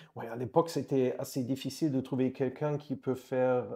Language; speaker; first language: French; non-native, fluent; German